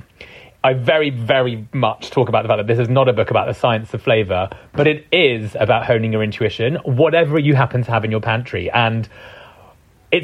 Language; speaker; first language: English; non-native, local second language; Punjabi